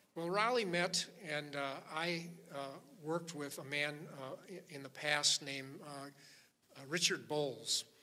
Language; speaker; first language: English; native; English